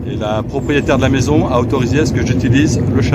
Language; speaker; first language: French; native; French